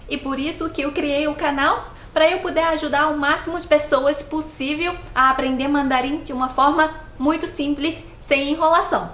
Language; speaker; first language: Portuguese; non-native, fluent; Chinese